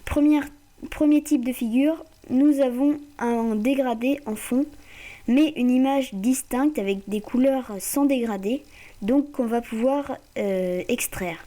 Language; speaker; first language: French; native; French